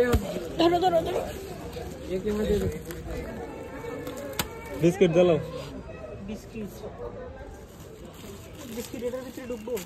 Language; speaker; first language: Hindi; non-native, local second language; Bangla